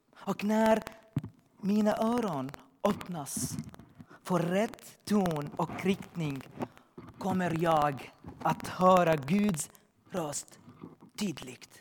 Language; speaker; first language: Swedish; non-native, learner; Arabic